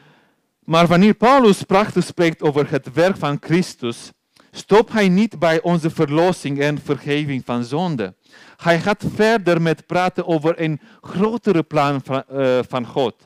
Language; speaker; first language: Dutch; non-native, learner; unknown